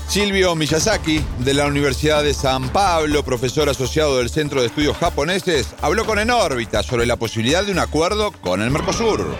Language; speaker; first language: Spanish; native; Spanish